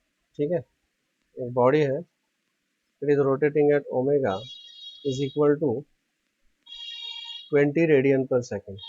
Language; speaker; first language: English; non-native, local second language; Hindi